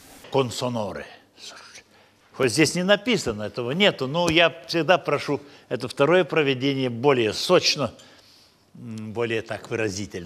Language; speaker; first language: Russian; non-native, fluent; Lithuanian